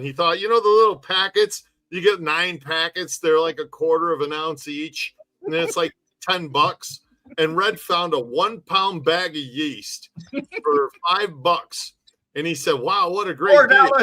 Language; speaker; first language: English; native; English